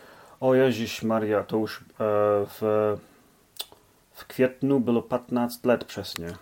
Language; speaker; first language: Czech; non-native, learner; Polish